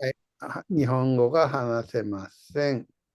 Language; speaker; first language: Japanese; non-native, fluent; Indonesian